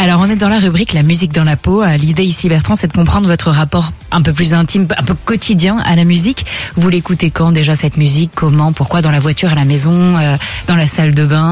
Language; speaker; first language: French; native; French